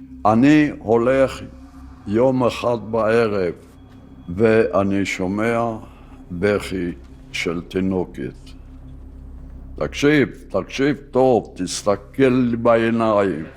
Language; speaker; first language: Hebrew; non-native, fluent; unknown